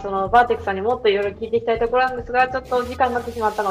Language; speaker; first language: Japanese; native; Japanese